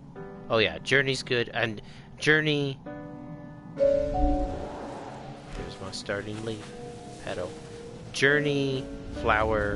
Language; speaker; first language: English; native; English